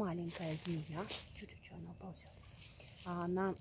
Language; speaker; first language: Russian; native; Russian